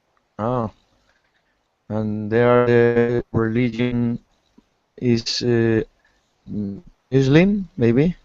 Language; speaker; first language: English; non-native, learner; Spanish